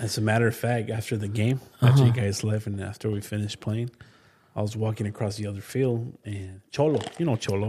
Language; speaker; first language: English; native; English